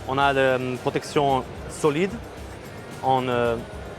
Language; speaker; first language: French; non-native, learner; German